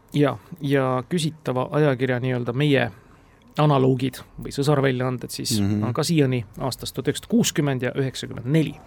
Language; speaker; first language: Estonian; native; Estonian